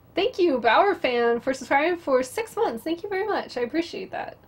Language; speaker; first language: English; native; English